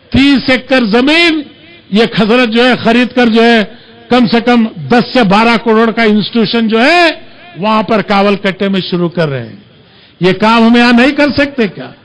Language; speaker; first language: Urdu; native; Urdu